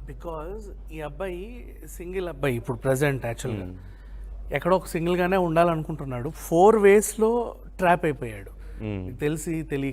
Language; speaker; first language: Telugu; native; Telugu